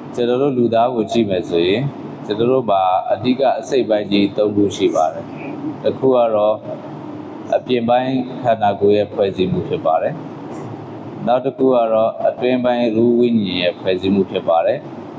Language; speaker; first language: Burmese; native; Burmese